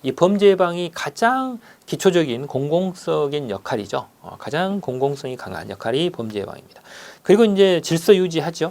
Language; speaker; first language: Korean; native; Korean